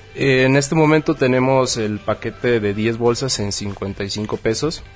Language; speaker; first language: Spanish; native; Spanish